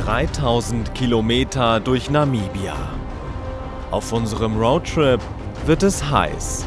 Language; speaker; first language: German; native; German